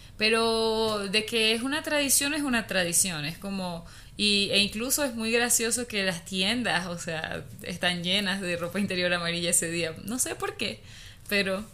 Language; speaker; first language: Spanish; native; Spanish